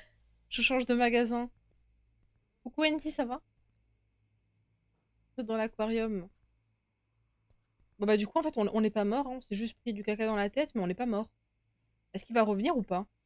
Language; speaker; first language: French; native; French